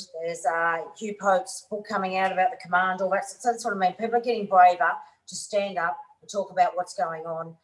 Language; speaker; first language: English; native; English